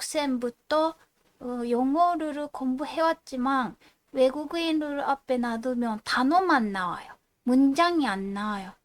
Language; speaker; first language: Korean; non-native, fluent; Japanese